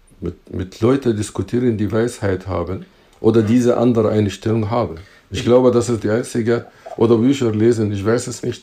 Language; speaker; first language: German; non-native, fluent; Arabic